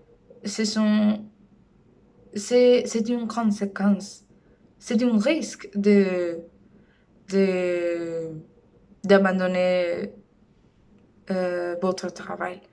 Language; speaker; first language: French; non-native, learner; Spanish